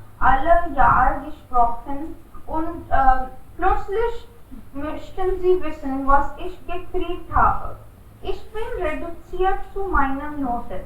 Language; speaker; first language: German; non-native, learner; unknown